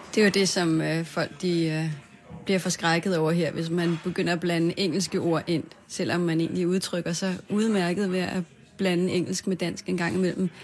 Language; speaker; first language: Danish; native; Danish